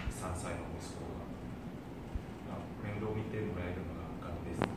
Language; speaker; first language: Japanese; non-native, fluent; Vietnamese